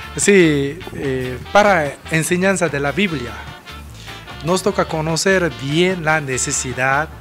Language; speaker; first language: Spanish; non-native, learner; Korean